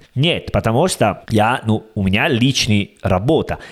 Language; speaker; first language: Russian; non-native, fluent; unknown